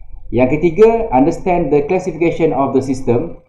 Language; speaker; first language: English; non-native, local second language; Malay